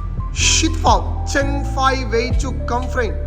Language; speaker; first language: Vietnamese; non-native, learner; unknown